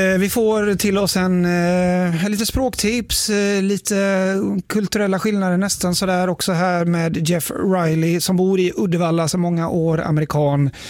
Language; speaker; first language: Swedish; native; Swedish